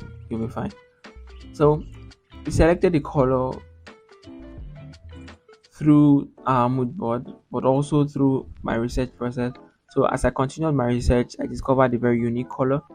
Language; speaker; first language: English; non-native, local second language; Yoruba